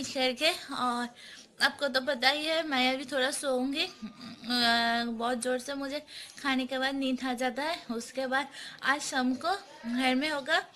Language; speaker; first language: Hindi; non-native, local second language; Bangla